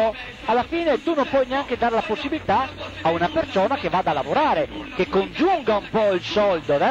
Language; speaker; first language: Italian; native; Italian